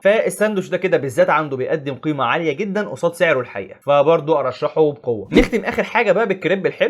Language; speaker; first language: Arabic; native; Arabic